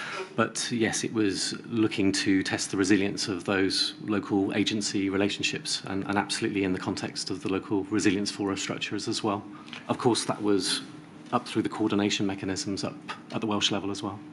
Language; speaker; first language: English; native; English